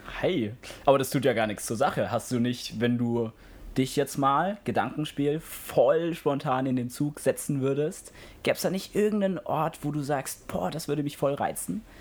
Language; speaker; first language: German; native; German